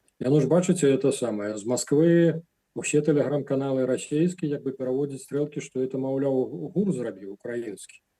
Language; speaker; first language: Belarusian; non-native, local second language; Russian